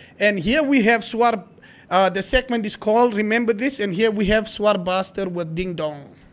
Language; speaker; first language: English; non-native, local second language; Afrikaans